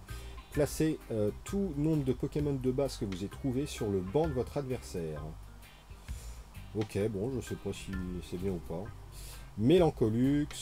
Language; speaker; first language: French; native; French